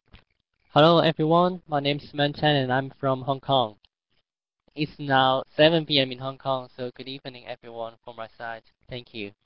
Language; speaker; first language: English; non-native, learner; Cantonese